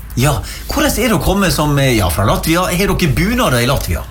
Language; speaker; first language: Norwegian; native; Norwegian